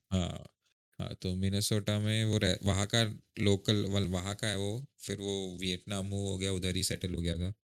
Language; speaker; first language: Hindi; native; Hindi